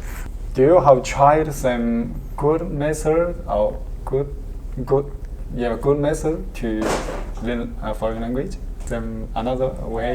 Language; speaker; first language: English; non-native, learner; Chinese